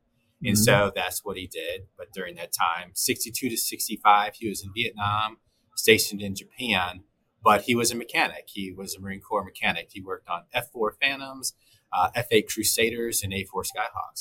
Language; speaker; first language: English; native; English